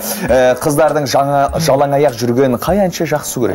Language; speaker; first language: Kazakh; native; Kazakh